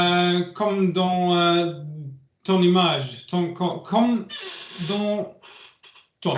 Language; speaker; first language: French; non-native, learner; English